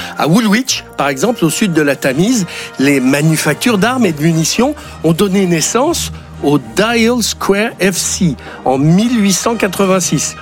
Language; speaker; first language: French; native; French